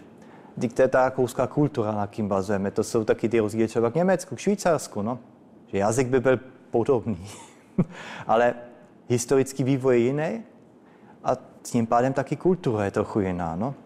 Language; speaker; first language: Czech; early bilingual, heritage; Czech